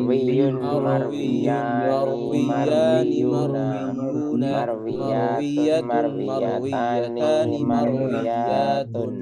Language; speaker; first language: Arabic; non-native, learner; Indonesian